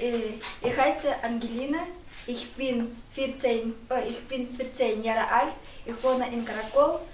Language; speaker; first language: German; non-native, learner; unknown